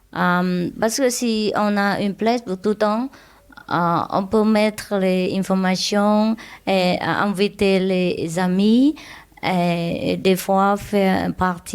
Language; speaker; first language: French; non-native, learner; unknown